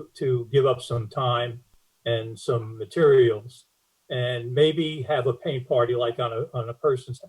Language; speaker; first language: English; native; English